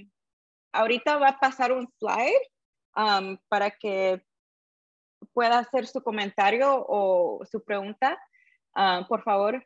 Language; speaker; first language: Spanish; early bilingual, heritage; Spanish